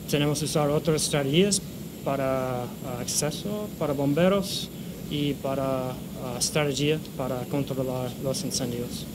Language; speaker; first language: Spanish; non-native, learner; English